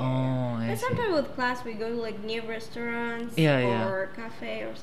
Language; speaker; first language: English; non-native, fluent; Arabic